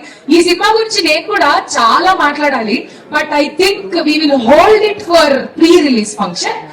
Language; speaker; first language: Telugu; native; Telugu